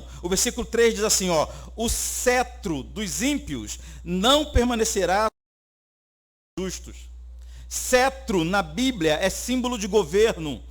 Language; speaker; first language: Portuguese; native; Portuguese